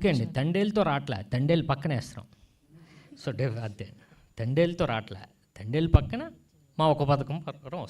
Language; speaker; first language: Telugu; native; Telugu